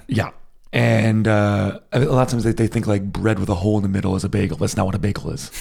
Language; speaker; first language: English; native; English